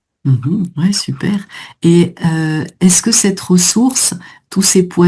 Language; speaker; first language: French; native; French